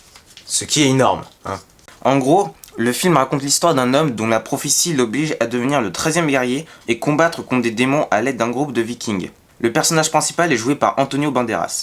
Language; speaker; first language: French; native; French